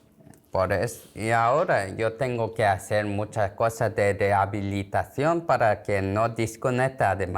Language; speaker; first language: Spanish; non-native, learner; Korean